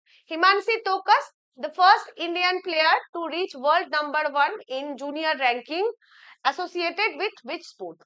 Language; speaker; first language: English; non-native, local second language; Bangla